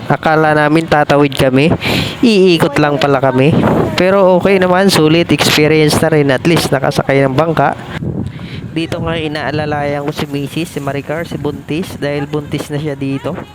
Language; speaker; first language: Filipino; native; Filipino